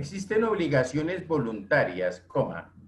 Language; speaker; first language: Spanish; native; Spanish